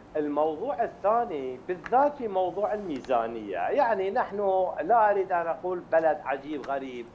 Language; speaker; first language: Arabic; native; Arabic